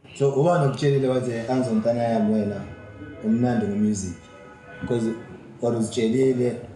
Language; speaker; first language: Zulu; native; Zulu